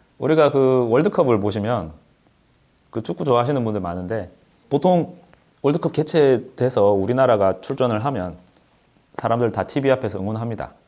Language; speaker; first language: Korean; native; Korean